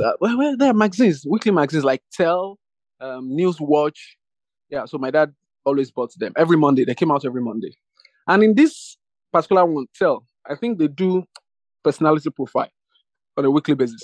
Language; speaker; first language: English; non-native, local second language; Yoruba